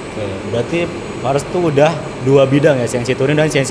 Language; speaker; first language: Indonesian; native; Indonesian